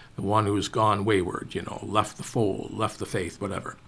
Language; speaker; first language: English; native; English